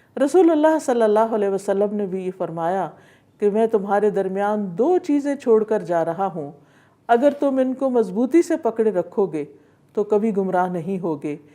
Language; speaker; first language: Urdu; native; Urdu